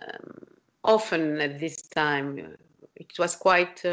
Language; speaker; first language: English; non-native, fluent; French